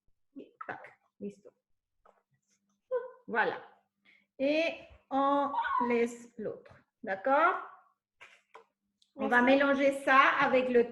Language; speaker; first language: French; non-native, fluent; Spanish